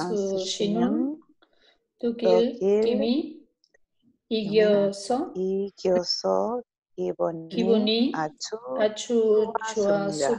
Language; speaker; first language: Korean; non-native, learner; Spanish